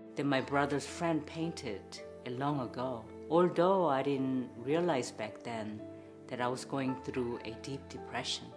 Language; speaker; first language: English; non-native, fluent; Korean